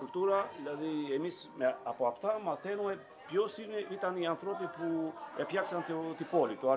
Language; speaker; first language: Greek; non-native, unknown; Albanian